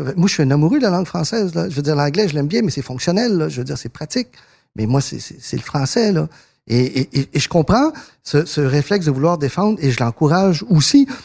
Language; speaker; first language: French; early bilingual, other home language; Spanish